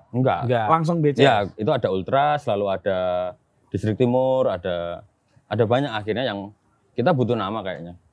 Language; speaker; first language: Indonesian; native; Indonesian